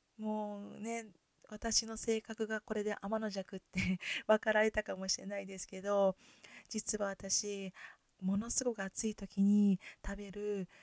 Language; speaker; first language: Japanese; native; Japanese